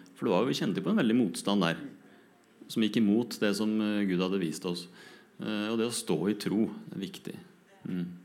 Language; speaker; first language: Norwegian; native; Norwegian